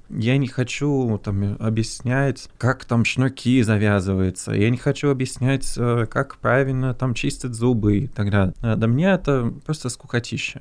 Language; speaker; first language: Russian; non-native, fluent; English